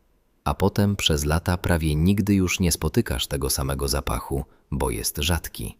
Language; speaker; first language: Polish; native; Polish